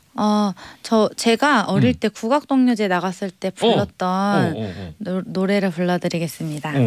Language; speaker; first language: Korean; native; Korean